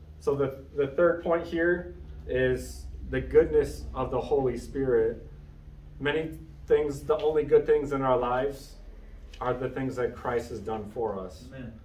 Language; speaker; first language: English; native; English